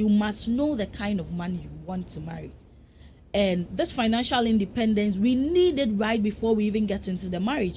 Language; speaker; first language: English; non-native, local second language; Akan